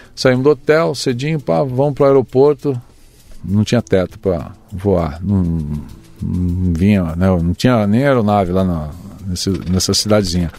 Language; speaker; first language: Portuguese; native; Portuguese